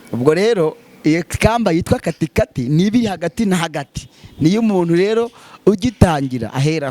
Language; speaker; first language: Kinyarwanda; native; Kinyarwanda